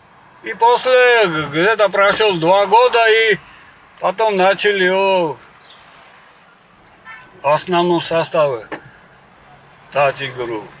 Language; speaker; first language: Russian; non-native, learner; Georgian